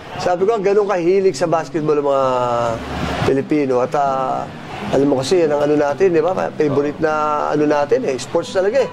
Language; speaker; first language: Filipino; native; Filipino